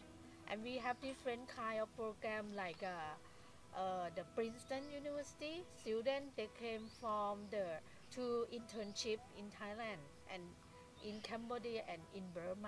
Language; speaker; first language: English; non-native, fluent; Thai